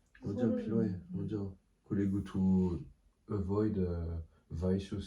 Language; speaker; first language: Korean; non-native, learner; French